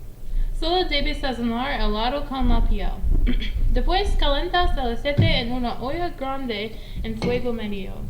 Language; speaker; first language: Spanish; non-native, learner; English